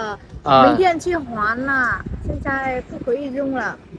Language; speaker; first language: Chinese; non-native, learner; Vietnamese